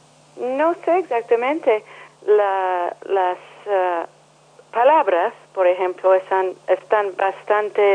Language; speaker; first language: Spanish; non-native, learner; English